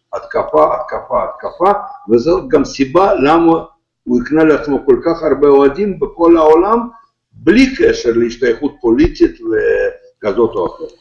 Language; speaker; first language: Hebrew; non-native, fluent; Russian